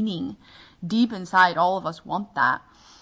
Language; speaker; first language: English; non-native, fluent; Bulgarian